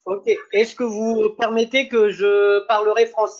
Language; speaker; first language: French; non-native, local second language; Malagasy